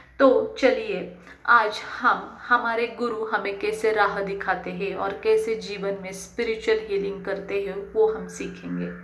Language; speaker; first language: Hindi; non-native, local second language; Marathi